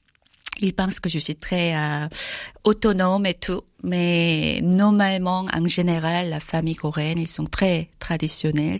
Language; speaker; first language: French; non-native, learner; Korean